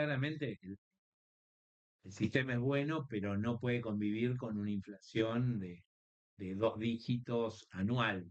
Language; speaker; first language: Spanish; native; Spanish